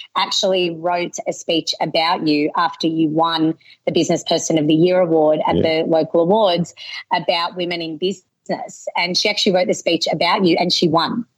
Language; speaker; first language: English; native; English